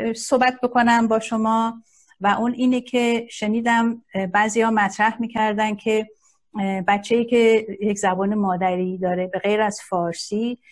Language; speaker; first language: Persian; non-native, local second language; Azerbaijani